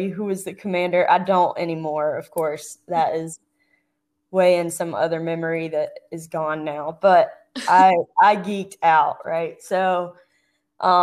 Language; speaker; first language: English; native; English